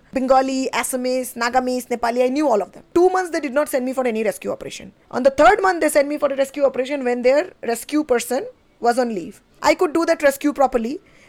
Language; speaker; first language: English; non-native, local second language; Bangla